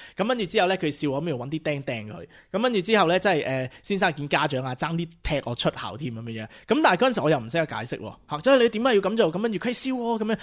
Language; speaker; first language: Cantonese; early bilingual, heritage; Cantonese